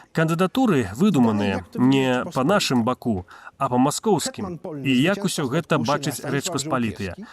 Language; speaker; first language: Belarusian; native; Belarusian